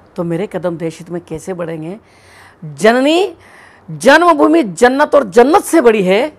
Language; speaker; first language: Hindi; native; Hindi